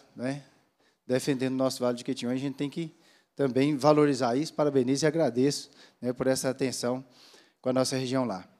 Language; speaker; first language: Portuguese; native; Portuguese